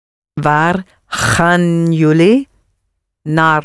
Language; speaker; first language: Dutch; non-native, learner; English